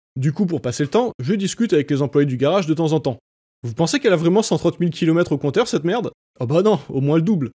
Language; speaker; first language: French; native; French